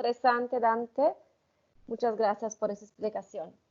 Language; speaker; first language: Spanish; non-native, fluent; Italian